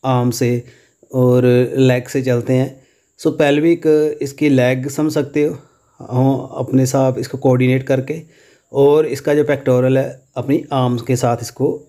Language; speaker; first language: Urdu; non-native, local second language; Punjabi